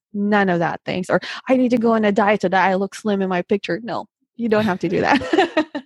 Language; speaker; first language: English; non-native, local second language; Filipino